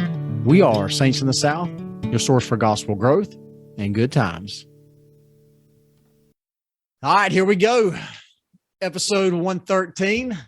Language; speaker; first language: English; native; English